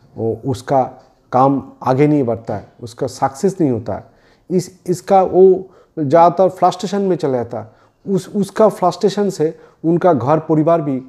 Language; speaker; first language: Hindi; non-native, local second language; Bangla